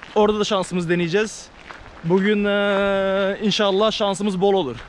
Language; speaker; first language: Turkish; early bilingual, heritage; Norwegian